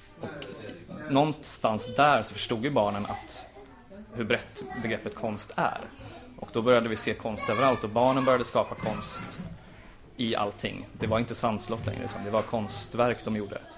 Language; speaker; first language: Swedish; native; Swedish